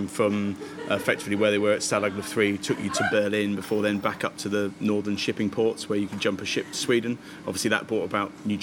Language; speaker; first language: English; native; English